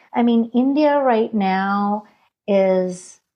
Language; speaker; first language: English; non-native, fluent; Hindi